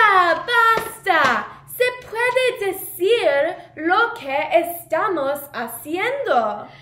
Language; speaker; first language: Spanish; non-native, learner; English